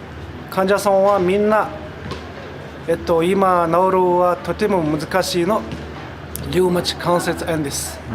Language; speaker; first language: Japanese; non-native, fluent; Tibetan